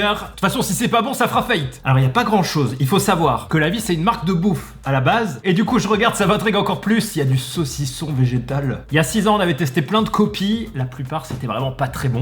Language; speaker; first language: French; native; French